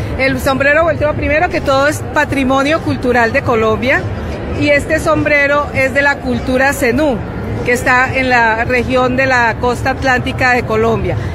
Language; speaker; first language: Spanish; native; Spanish